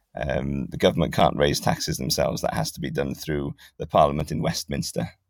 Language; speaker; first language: English; native; English